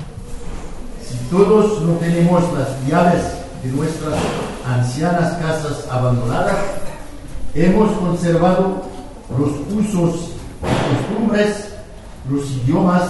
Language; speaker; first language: Spanish; non-native, fluent; French